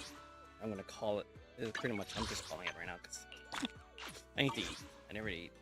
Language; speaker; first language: English; native; English